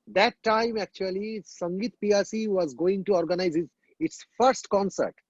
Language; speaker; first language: English; non-native, local second language; Bangla